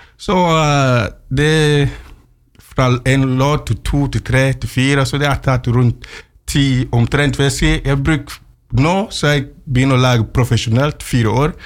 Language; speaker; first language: Norwegian; non-native, fluent; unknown